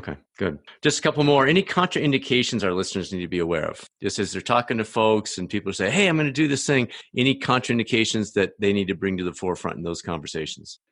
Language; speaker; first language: English; native; English